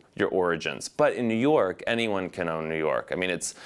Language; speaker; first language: English; native; English